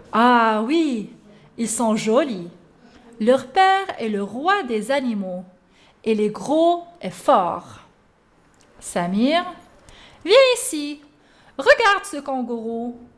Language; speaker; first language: French; non-native, local second language; Arabic